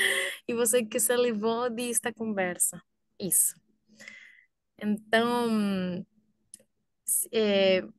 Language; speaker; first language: Portuguese; non-native, learner; Spanish